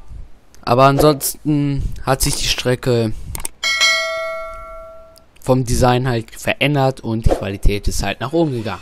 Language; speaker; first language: German; native; German